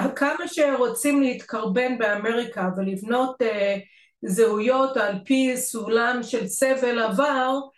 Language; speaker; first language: Hebrew; non-native, fluent; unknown